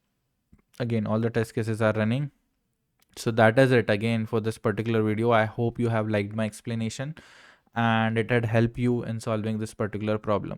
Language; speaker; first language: English; non-native, local second language; Hindi